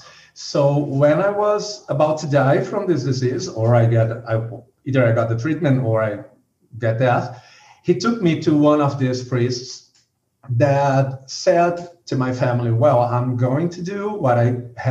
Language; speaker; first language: English; non-native, fluent; Portuguese